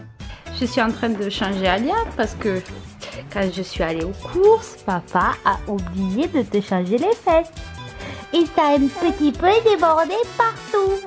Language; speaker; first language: French; native; French